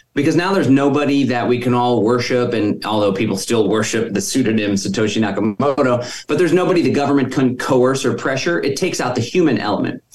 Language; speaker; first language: English; native; English